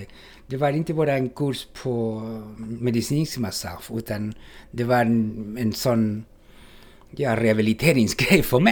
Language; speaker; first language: Swedish; non-native, fluent; Spanish